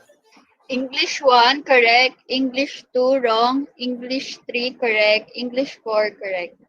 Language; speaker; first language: English; non-native, local second language; Filipino